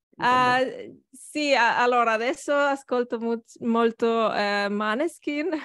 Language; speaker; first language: Italian; non-native, learner; Catalan